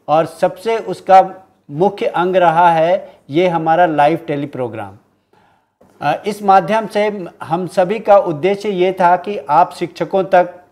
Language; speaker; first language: Hindi; native; Hindi